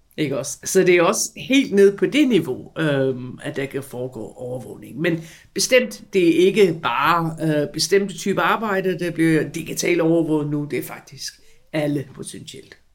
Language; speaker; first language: Danish; non-native, fluent; English